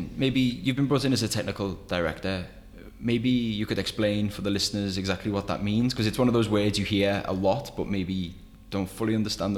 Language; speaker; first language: English; native; English